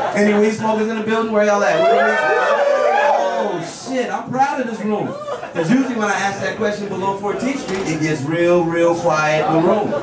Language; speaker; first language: English; native; English